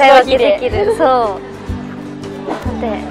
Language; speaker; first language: Japanese; native; Japanese